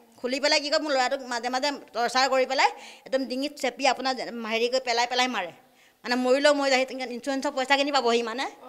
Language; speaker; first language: Assamese; native; Assamese